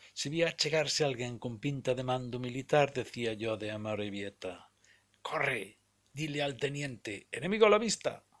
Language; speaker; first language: Spanish; non-native, local second language; Galician